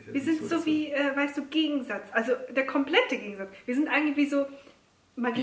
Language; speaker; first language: German; native; German